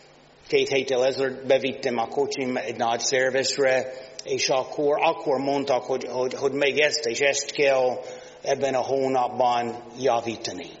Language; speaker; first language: Hungarian; non-native, learner; English